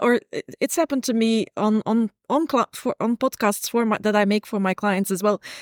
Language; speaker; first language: English; non-native, fluent; Dutch